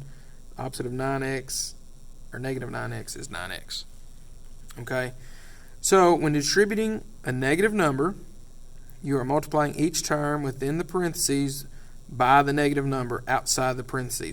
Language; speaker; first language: English; native; English